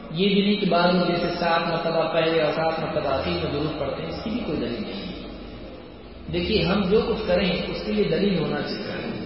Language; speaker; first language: Urdu; native; Urdu